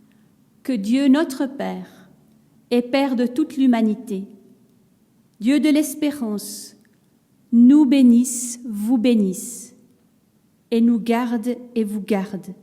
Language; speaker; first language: French; native; French